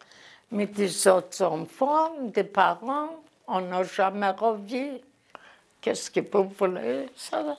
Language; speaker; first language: French; non-native, learner; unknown